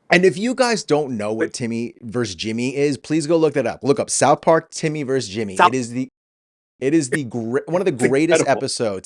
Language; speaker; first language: English; native; English